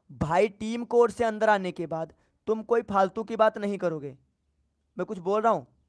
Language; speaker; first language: Hindi; native; Hindi